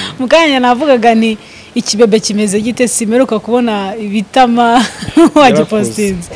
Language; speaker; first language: Kinyarwanda; native; Kinyarwanda